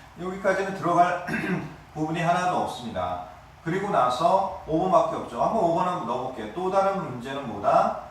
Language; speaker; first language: Korean; native; Korean